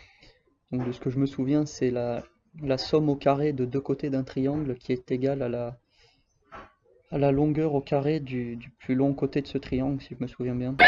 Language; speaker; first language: French; native; French